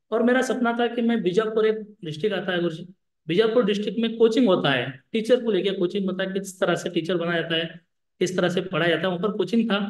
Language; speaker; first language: Hindi; non-native, local second language; Lambadi